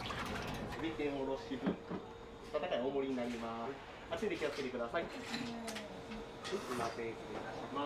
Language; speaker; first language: Japanese; native; Japanese